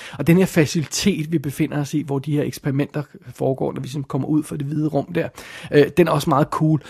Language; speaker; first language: Danish; native; Danish